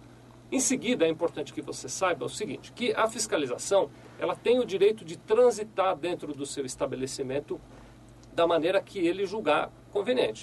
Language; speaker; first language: Portuguese; native; Portuguese